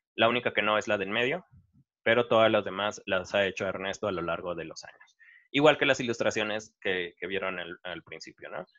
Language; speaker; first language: Spanish; native; Spanish